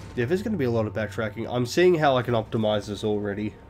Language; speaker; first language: English; native; English